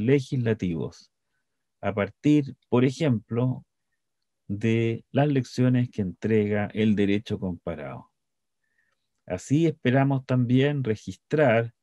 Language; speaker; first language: Spanish; native; Spanish